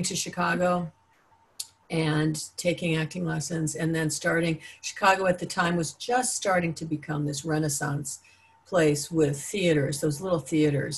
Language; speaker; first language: English; native; English